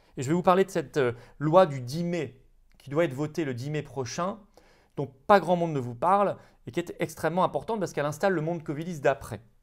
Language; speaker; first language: French; native; French